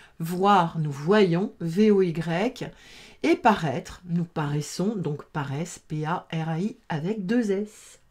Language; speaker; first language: French; native; French